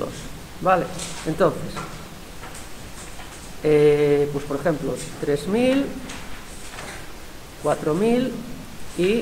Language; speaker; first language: Spanish; native; Spanish